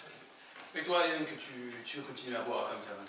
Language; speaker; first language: French; native; French